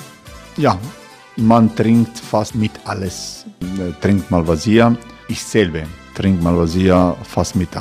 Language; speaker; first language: German; non-native, learner; Croatian